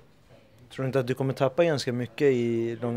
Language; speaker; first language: Swedish; native; Swedish